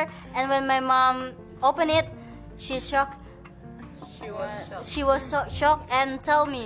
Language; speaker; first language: English; non-native, fluent; Indonesian